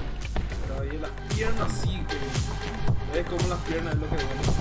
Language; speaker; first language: Spanish; native; Spanish